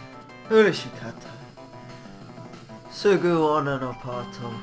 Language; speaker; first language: Japanese; non-native, learner; English